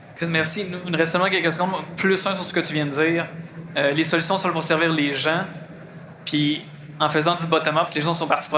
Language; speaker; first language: French; native; French